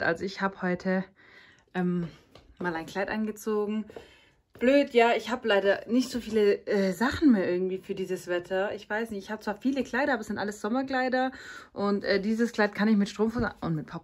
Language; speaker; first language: German; early bilingual, other home language; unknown